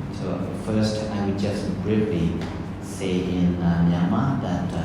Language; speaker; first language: English; non-native, fluent; Burmese